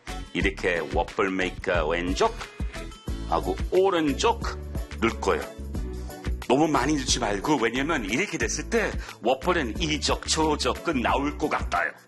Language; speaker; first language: Korean; non-native, learner; English